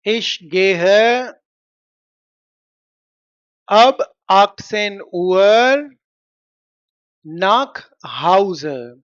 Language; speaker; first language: German; non-native, fluent; Hindi